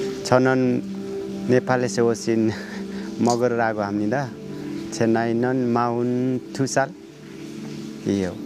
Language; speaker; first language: Korean; non-native, learner; Nepali